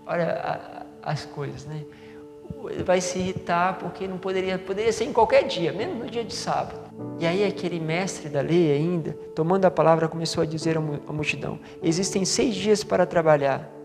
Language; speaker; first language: Portuguese; native; Portuguese